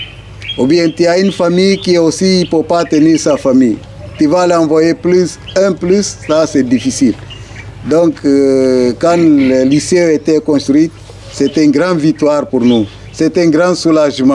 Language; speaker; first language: French; non-native, fluent; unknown